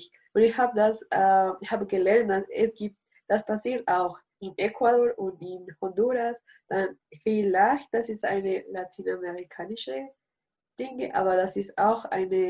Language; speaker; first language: German; non-native, learner; Spanish